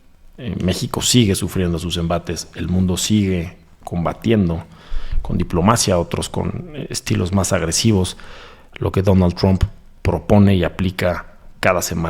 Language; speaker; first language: Spanish; native; Spanish